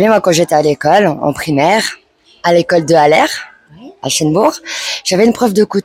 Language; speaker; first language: French; native; French